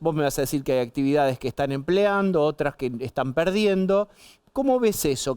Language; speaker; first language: Spanish; native; Spanish